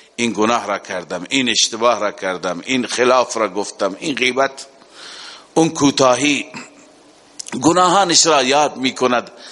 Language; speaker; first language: Persian; native; Persian